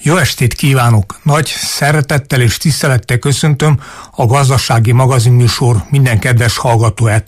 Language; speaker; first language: Hungarian; native; Hungarian